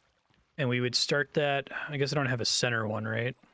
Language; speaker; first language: English; native; English